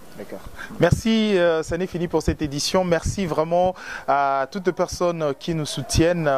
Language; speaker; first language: French; non-native, local second language; Lingala